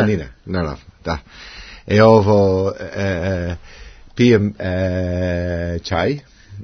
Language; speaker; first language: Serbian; non-native, learner; English